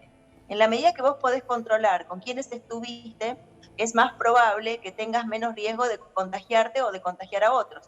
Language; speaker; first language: Spanish; native; Spanish